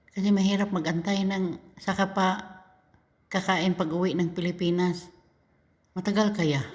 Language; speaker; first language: Filipino; non-native, local second language; Cebuano